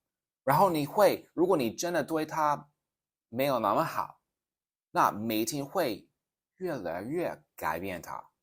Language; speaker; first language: Chinese; non-native, fluent; English